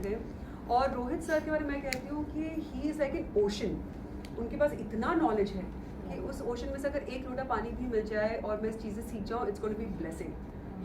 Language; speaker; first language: Hindi; native; Hindi